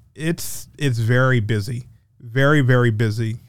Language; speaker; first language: English; native; English